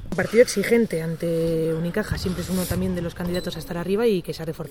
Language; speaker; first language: Spanish; native; Spanish